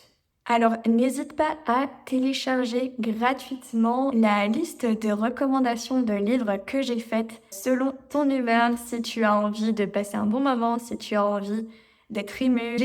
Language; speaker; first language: French; native; French